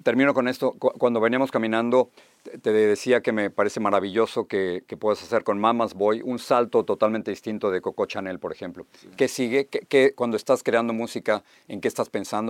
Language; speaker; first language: Spanish; native; Spanish